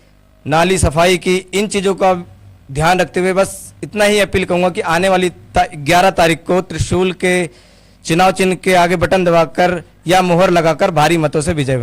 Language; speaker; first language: Hindi; native; Hindi